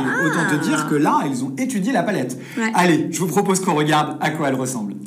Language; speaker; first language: French; native; French